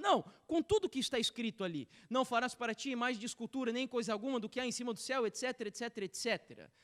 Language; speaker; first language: Portuguese; native; Portuguese